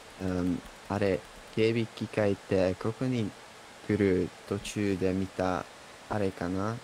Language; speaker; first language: Japanese; non-native, learner; English